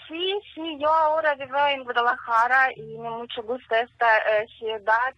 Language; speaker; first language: Spanish; non-native, learner; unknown